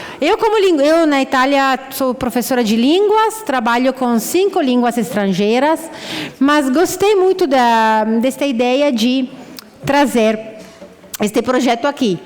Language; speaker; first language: Portuguese; non-native, fluent; Italian